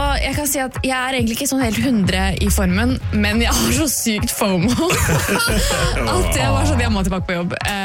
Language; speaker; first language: Norwegian; native; Norwegian